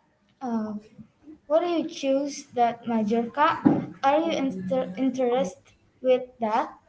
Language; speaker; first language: English; non-native, learner; Indonesian